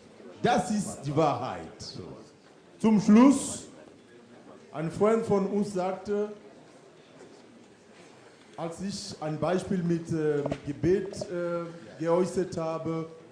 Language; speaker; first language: German; non-native, fluent; French